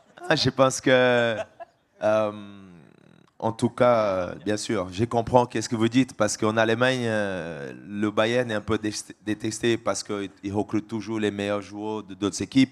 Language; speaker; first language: French; non-native, fluent; Portuguese